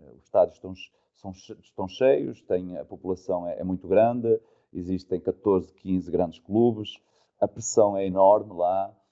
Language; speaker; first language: Portuguese; native; Portuguese